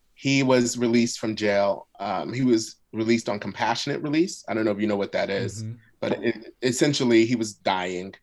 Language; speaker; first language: English; early bilingual, other home language; Arabic